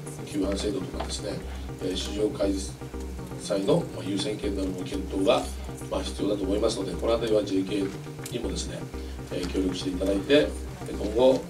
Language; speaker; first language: Japanese; native; Japanese